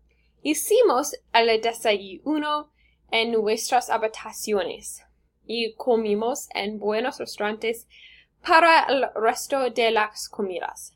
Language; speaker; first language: Spanish; non-native, learner; English